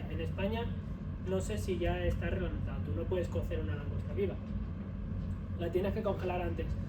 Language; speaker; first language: Spanish; native; Spanish